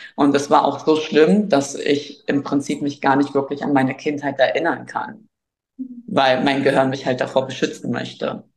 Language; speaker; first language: German; early bilingual, other home language; Albanian